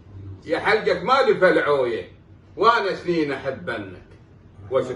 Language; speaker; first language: Arabic; native; Arabic